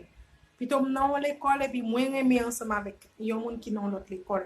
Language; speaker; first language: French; non-native, learner; Haitian Creole